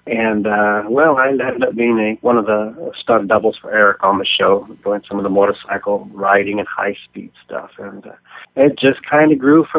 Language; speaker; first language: English; native; English